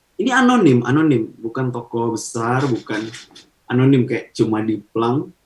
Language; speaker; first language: Indonesian; non-native, local second language; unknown